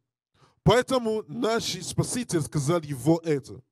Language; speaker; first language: Russian; non-native, learner; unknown